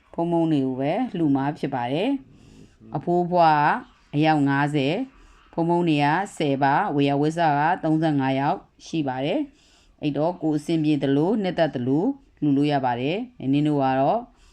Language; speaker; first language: Burmese; native; Burmese